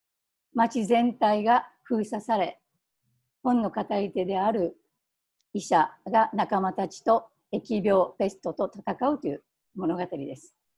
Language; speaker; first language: Japanese; native; Japanese